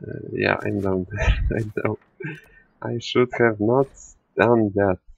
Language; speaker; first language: English; non-native, fluent; Polish